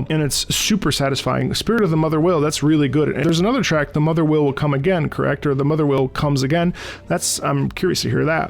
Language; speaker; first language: English; native; English